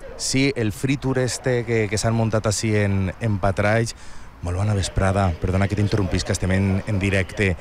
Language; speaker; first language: Catalan; native; Catalan